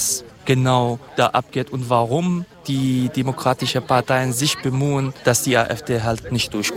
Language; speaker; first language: German; non-native, fluent; Kurdish